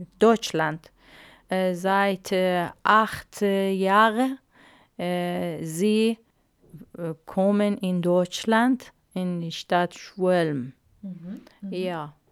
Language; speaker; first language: German; non-native, learner; Arabic